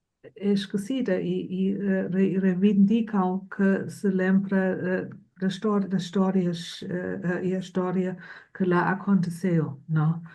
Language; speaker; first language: Portuguese; non-native, fluent; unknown